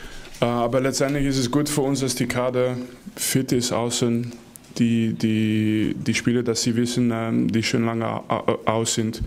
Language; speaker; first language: German; non-native, fluent; Dutch